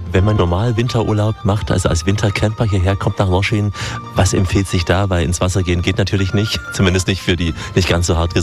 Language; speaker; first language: German; native; German